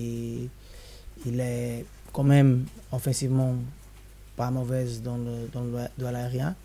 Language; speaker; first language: French; non-native, fluent; Spanish